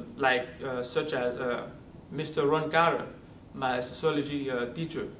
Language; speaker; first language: English; non-native, fluent; French